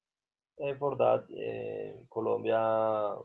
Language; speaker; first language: English; non-native, learner; Spanish